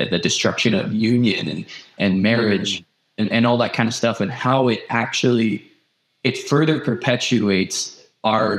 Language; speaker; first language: English; native; English